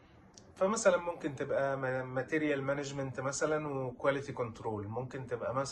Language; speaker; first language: Arabic; native; Arabic